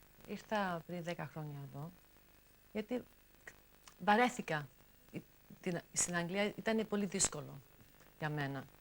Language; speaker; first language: Greek; early bilingual, heritage; English